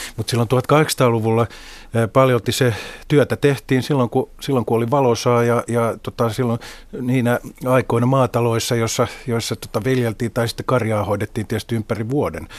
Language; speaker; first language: Finnish; native; Finnish